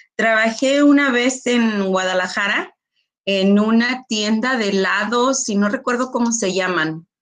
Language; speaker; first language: Spanish; early bilingual, heritage; Spanish